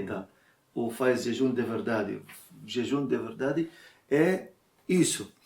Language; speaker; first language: Portuguese; non-native, learner; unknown